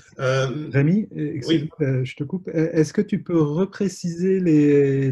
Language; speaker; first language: French; native; French